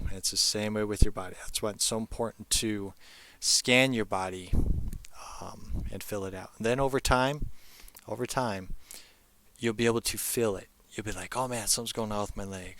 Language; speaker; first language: English; native; English